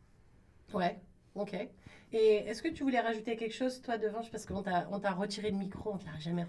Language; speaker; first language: French; native; French